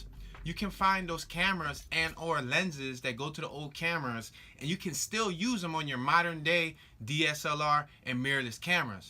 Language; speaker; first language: English; native; English